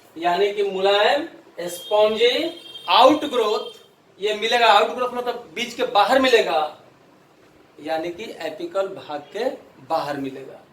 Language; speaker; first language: Hindi; native; Hindi